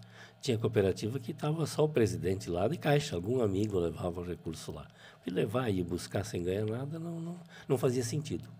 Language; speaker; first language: Portuguese; native; Portuguese